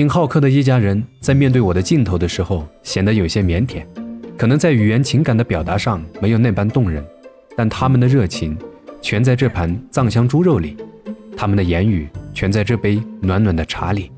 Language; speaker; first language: Chinese; native; Chinese